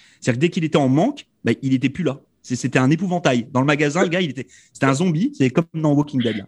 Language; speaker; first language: French; native; French